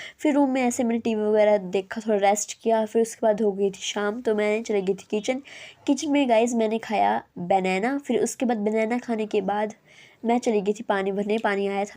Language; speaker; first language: Hindi; native; Hindi